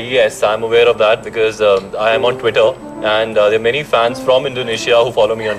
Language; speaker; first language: English; non-native, local second language; Hindi